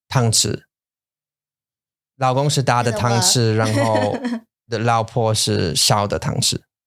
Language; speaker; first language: Chinese; non-native, learner; English